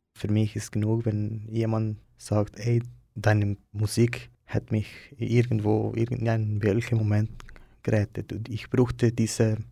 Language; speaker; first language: German; non-native, fluent; Spanish